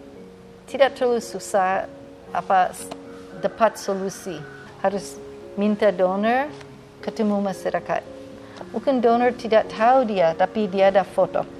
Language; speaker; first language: Indonesian; non-native, fluent; English